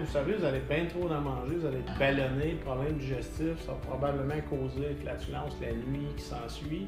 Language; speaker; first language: French; native; French